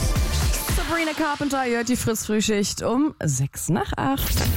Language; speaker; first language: German; native; German